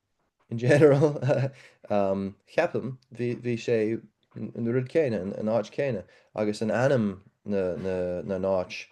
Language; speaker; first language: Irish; non-native, learner; English